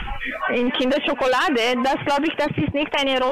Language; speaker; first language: German; non-native, learner; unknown